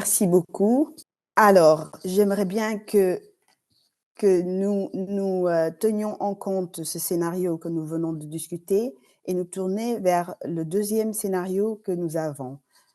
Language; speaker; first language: French; non-native, fluent; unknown